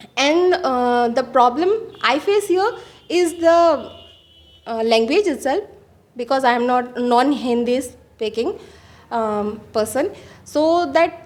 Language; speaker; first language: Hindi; non-native, local second language; Assamese